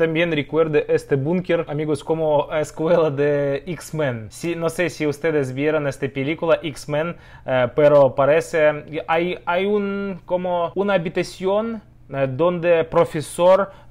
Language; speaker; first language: Spanish; non-native, learner; Russian